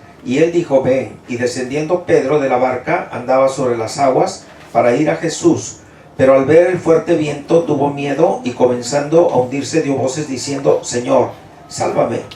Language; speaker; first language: Spanish; native; Spanish